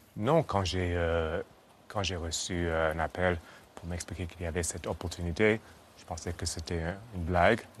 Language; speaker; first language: French; non-native, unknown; English